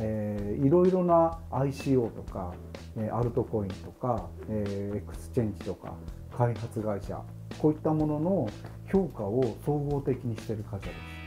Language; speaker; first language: Japanese; native; Japanese